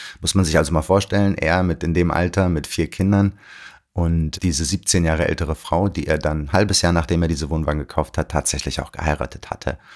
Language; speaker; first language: German; early bilingual, other home language; Arabic